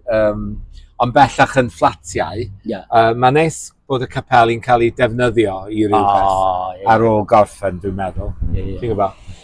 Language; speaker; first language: Welsh; native; Welsh